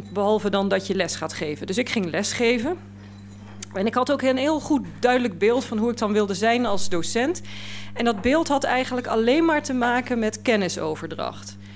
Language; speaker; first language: Dutch; native; Dutch